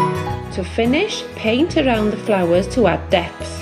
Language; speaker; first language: English; native; English